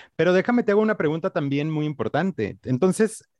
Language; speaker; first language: Spanish; native; Spanish